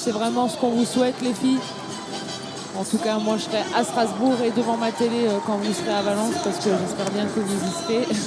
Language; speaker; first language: French; native; French